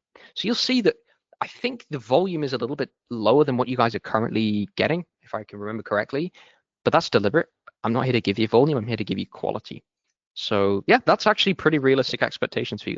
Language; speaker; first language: English; native; English